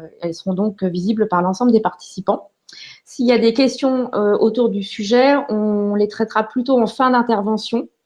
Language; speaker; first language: French; native; French